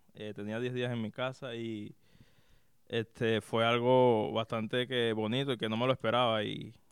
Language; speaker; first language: Spanish; native; Spanish